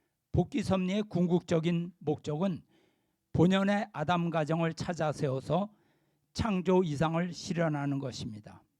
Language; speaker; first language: Korean; native; Korean